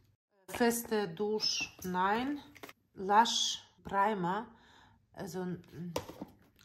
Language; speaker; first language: German; non-native, learner; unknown